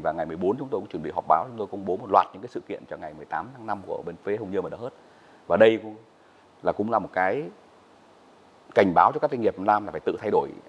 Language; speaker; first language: Vietnamese; native; Vietnamese